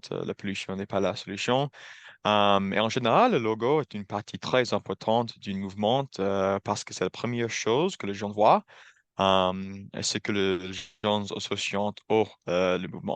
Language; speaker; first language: French; non-native, learner; English